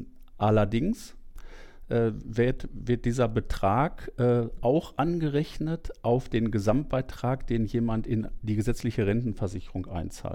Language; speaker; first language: German; native; German